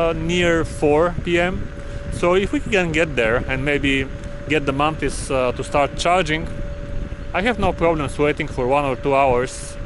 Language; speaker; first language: English; non-native, fluent; Bulgarian